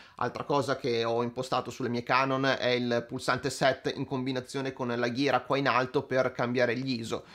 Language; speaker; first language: Italian; native; Italian